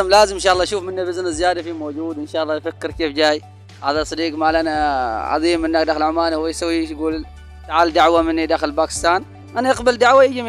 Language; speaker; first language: Arabic; native; Arabic